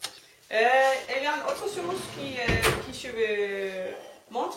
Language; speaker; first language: French; non-native, learner; Danish